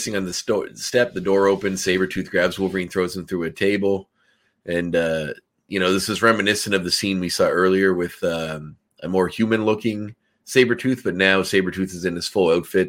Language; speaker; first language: English; native; English